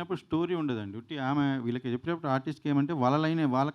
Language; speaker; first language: Telugu; native; Telugu